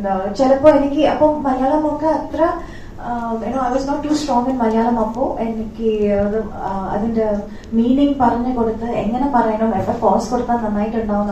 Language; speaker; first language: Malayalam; non-native, fluent; Tamil